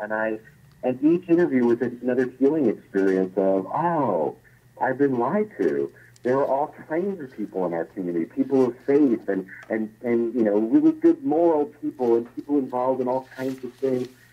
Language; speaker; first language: English; native; English